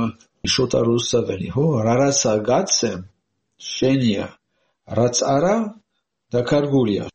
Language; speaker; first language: Georgian; non-native, learner; French